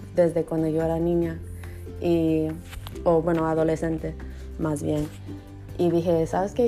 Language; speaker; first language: Spanish; early bilingual, heritage; Spanish